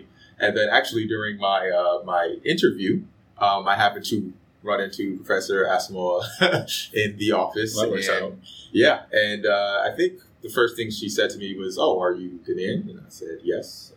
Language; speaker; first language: English; early bilingual, other home language; Akan